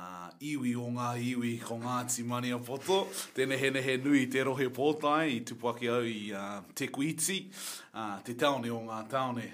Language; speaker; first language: Māori; non-native, local second language; English